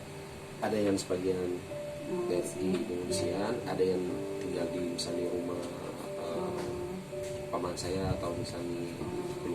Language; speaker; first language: Indonesian; non-native, fluent; Arabic